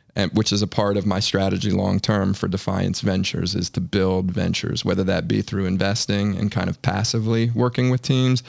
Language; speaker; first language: English; native; English